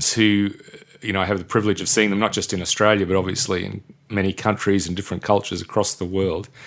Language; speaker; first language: English; native; English